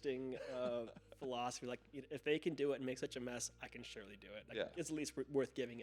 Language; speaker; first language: English; native; English